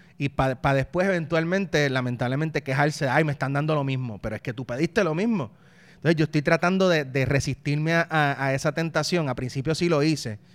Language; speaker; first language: Spanish; native; Spanish